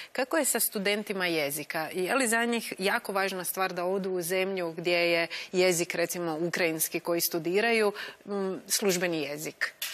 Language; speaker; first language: Croatian; native; Croatian